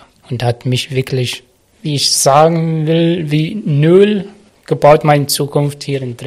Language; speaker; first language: German; non-native, learner; Arabic